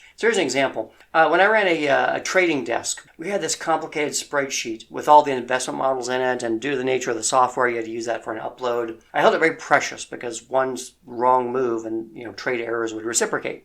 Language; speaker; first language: English; native; English